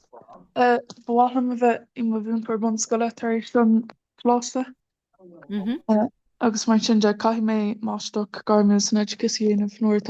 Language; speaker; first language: Irish; non-native, learner; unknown